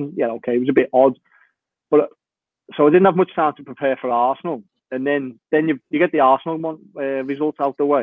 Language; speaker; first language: English; native; English